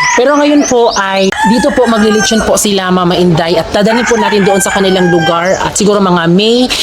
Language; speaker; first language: Filipino; non-native, local second language; Cebuano